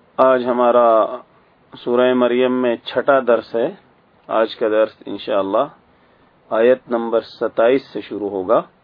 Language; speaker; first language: Urdu; native; Urdu